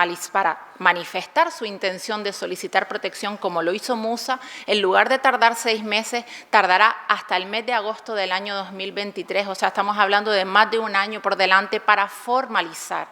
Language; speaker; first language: Spanish; native; Spanish